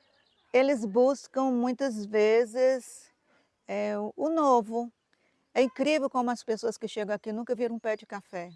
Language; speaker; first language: Portuguese; native; Portuguese